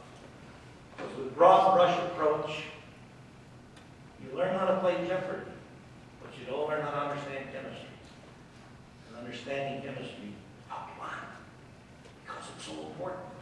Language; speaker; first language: English; native; English